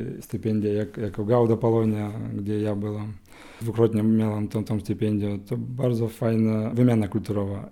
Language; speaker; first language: Polish; non-native, learner; Ukrainian